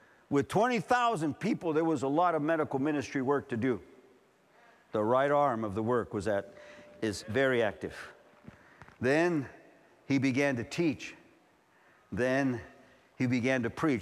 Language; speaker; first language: English; early bilingual, other home language; Spanish